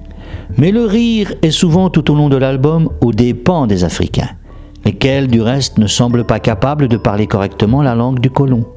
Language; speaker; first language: French; native; French